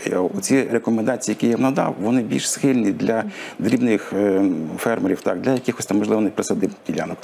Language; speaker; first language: Ukrainian; native; Ukrainian